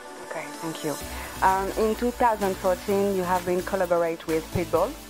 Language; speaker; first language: English; non-native, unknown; French